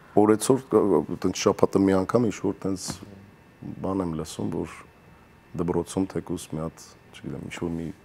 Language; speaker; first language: Armenian; early bilingual, heritage; Armenian